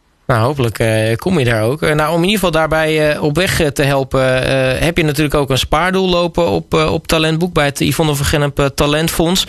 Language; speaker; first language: Dutch; native; Dutch